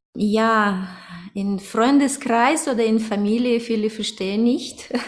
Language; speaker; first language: German; non-native, fluent; Russian